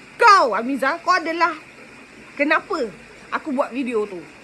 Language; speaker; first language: Malay; native; Malay